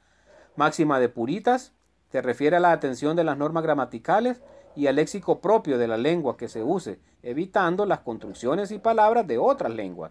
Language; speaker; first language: Spanish; native; Spanish